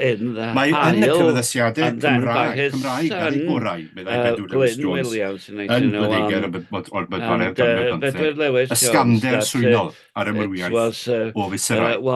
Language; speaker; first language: Welsh; native; Welsh